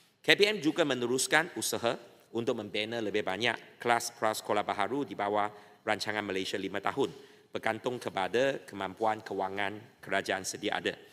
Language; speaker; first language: Malay; native; Malay